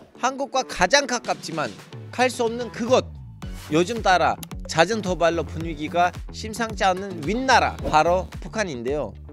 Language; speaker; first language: Korean; non-native, fluent; Turkish